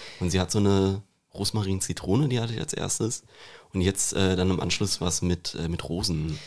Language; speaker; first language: German; native; German